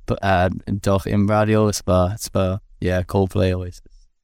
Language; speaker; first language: German; non-native, learner; English